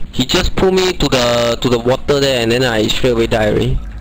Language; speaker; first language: English; non-native, local second language; Chinese